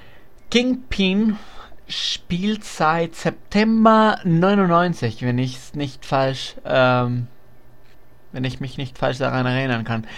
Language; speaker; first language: German; non-native, fluent; Spanish